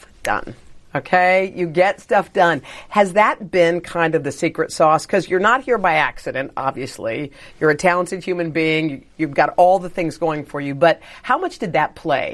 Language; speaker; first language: English; native; English